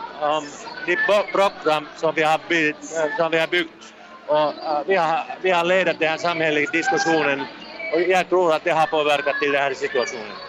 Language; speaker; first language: Swedish; non-native, local second language; Finnish